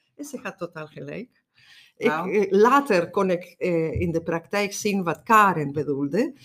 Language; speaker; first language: Dutch; non-native, fluent; Spanish